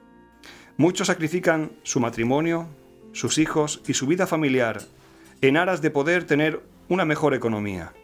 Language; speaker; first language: Spanish; native; Spanish